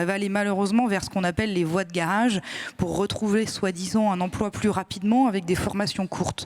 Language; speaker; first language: French; native; French